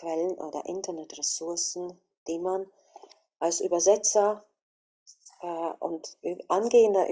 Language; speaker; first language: German; non-native, fluent; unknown